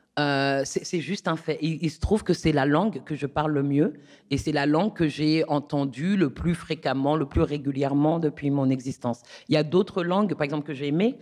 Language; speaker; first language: French; native; French